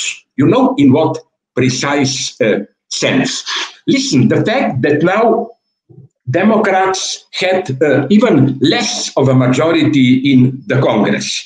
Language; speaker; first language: English; non-native, fluent; Slovenian